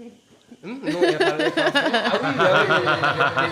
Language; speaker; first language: French; non-native, learner; Japanese